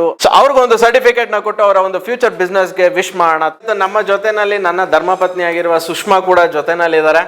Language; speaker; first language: Kannada; native; Kannada